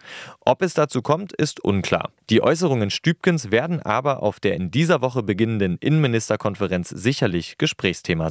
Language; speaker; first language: German; native; German